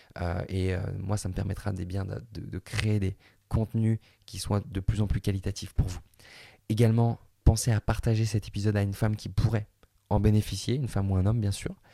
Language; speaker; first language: French; native; French